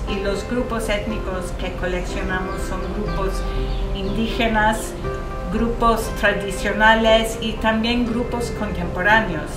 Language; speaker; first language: Spanish; early bilingual, heritage; English